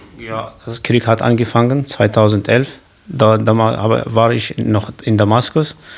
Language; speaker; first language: German; non-native, learner; Kurdish